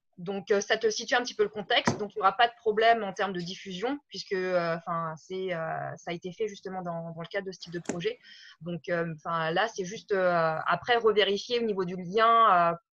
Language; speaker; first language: French; native; French